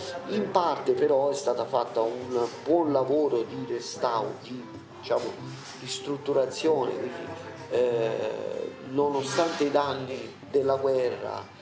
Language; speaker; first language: Italian; native; Italian